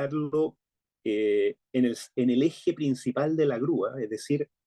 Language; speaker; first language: Spanish; native; Spanish